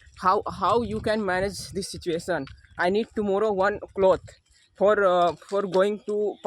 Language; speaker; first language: English; non-native, learner; Hindi